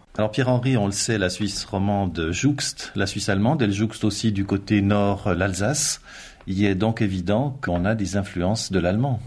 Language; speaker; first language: French; native; French